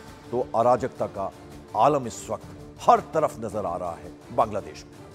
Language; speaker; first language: Hindi; native; Hindi